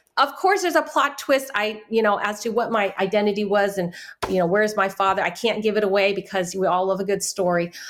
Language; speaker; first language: English; early bilingual, other home language; Chinese